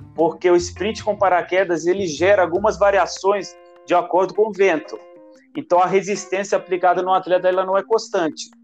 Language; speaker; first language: Portuguese; non-native, fluent; Italian